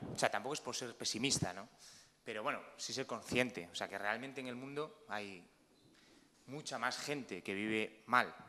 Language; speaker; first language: Spanish; native; Spanish